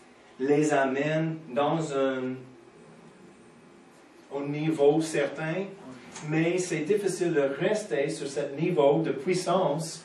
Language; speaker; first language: French; non-native, fluent; English